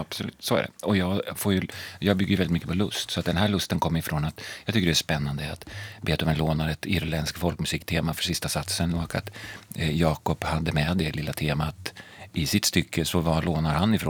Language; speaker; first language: Swedish; native; Swedish